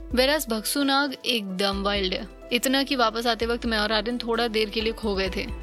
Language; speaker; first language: Hindi; native; Hindi